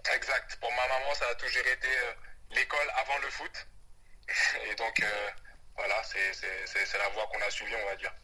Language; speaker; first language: French; early bilingual, other home language; Wolof